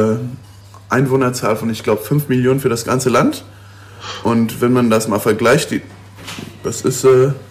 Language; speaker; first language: German; non-native, local second language; Luxembourgish